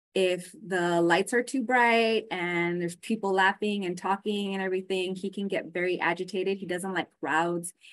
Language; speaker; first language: English; native; English